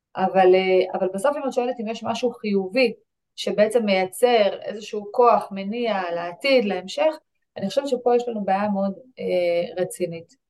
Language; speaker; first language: Hebrew; native; Hebrew